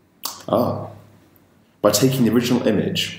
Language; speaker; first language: English; native; English